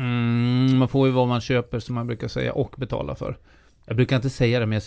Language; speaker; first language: Swedish; native; Swedish